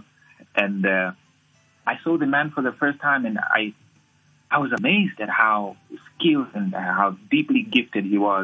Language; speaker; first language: English; non-native, local second language; Nyanja